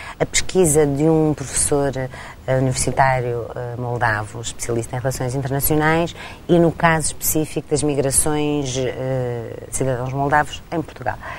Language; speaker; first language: Portuguese; native; Portuguese